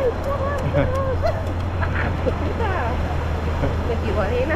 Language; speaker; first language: Spanish; native; Spanish